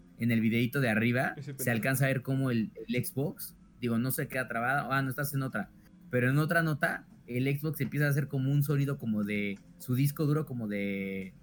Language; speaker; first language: Spanish; native; Spanish